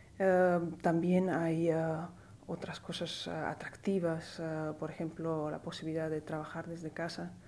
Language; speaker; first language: Spanish; non-native, fluent; Slovak